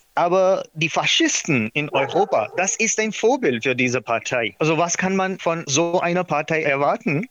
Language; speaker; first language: German; non-native, learner; Marathi